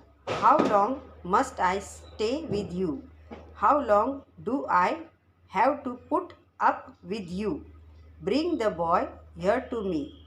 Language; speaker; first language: English; non-native, local second language; Hindi